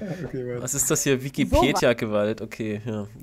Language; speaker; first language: German; native; German